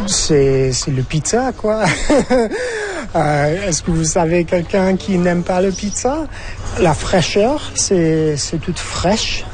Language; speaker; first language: French; non-native, fluent; English